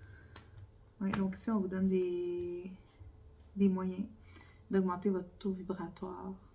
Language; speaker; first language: French; native; French